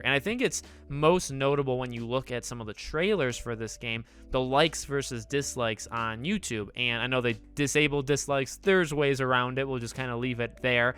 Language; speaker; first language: English; native; English